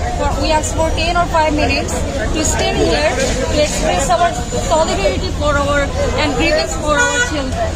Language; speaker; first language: English; non-native, local second language; Bangla